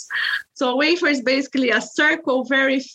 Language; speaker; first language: English; non-native, fluent; Portuguese